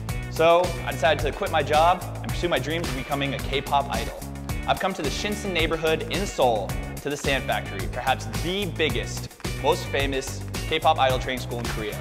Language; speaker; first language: English; native; English